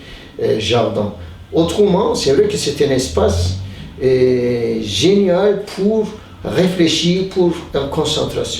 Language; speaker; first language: French; non-native, learner; Turkish